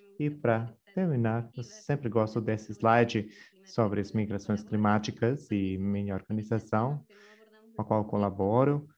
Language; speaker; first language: Portuguese; non-native, fluent; Spanish